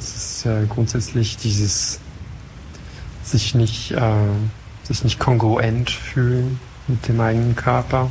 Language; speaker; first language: German; non-native, fluent; French